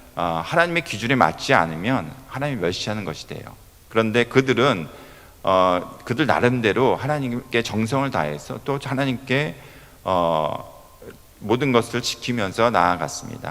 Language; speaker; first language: Korean; native; Korean